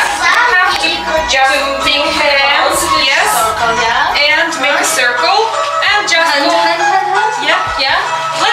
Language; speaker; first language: English; non-native, fluent; Russian